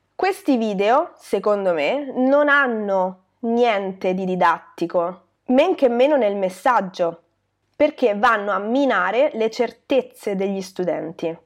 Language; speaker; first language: Italian; native; Italian